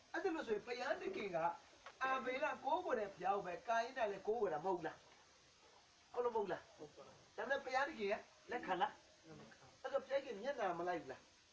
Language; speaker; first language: Burmese; non-native, local second language; Kachin